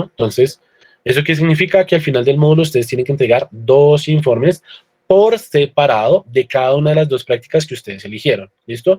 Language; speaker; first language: Spanish; native; Spanish